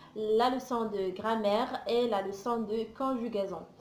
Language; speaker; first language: French; non-native, local second language; Arabic